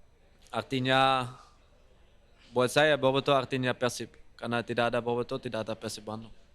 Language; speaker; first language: Indonesian; non-native, fluent; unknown